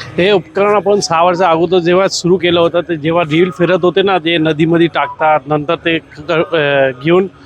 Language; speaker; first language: Marathi; non-native, local second language; Hindi